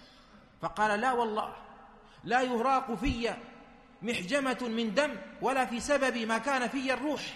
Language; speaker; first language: Arabic; native; Arabic